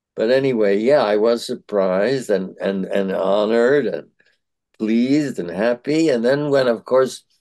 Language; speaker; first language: English; early bilingual, other home language; Yiddish